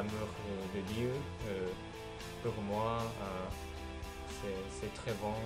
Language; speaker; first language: French; non-native, learner; Japanese